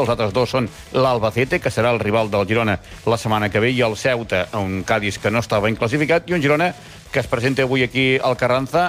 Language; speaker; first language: Catalan; native; Catalan